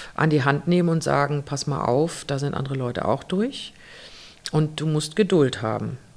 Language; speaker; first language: German; native; German